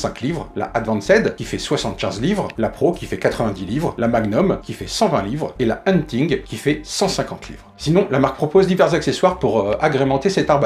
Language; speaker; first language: French; native; French